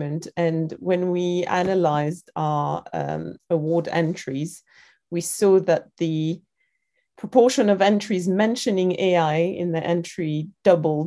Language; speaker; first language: English; non-native, fluent; French